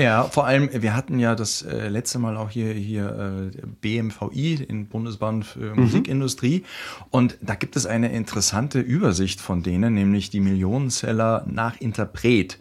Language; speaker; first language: German; native; German